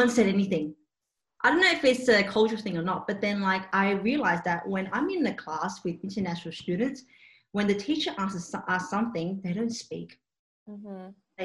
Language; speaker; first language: English; non-native, local second language; Cantonese